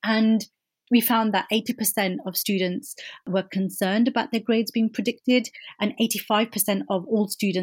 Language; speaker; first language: English; native; English